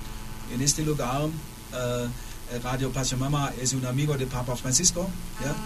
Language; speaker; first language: Spanish; non-native, learner; German